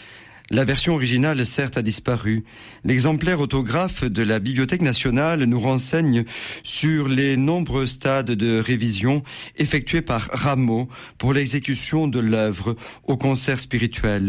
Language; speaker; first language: French; native; French